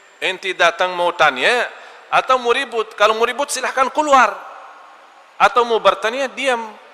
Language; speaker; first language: Malay; non-native, fluent; Arabic